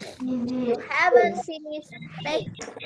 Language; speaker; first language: English; non-native, fluent; Indonesian